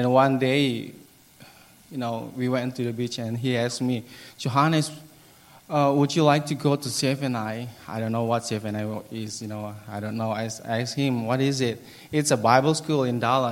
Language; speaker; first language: English; non-native, learner; Indonesian